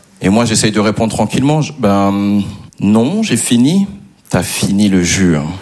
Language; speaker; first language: French; native; French